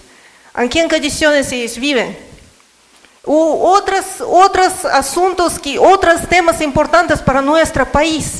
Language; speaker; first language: Spanish; non-native, learner; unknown